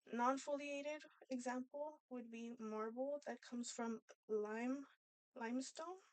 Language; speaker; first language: English; native; English